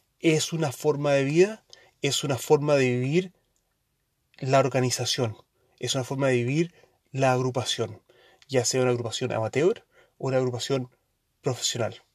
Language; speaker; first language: Spanish; early bilingual, heritage; Spanish